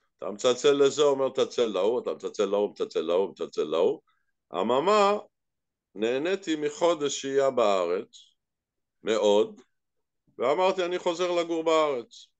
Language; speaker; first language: Hebrew; native; Hebrew